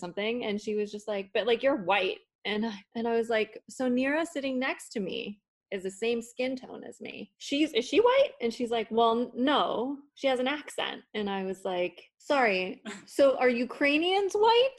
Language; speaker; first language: English; non-native, fluent; Spanish